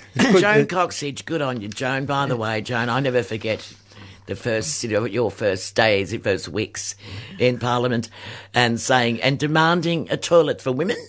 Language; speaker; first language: English; native; English